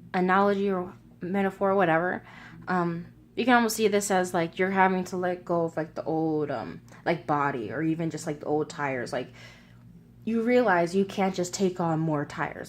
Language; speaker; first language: English; native; English